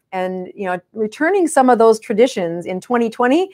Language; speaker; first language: English; native; English